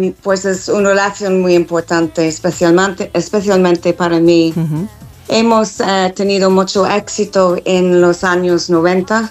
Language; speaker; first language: Spanish; non-native, fluent; English